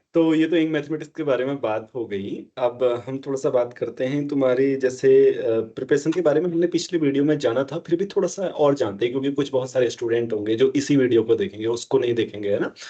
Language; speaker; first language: Hindi; native; Hindi